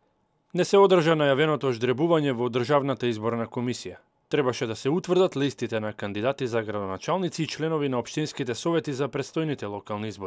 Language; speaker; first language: Macedonian; native; Macedonian